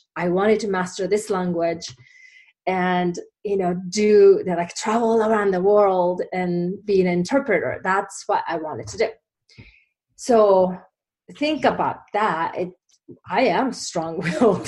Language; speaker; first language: English; non-native, fluent; Japanese